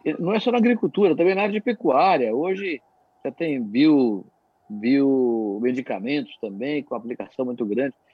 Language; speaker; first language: Portuguese; native; Portuguese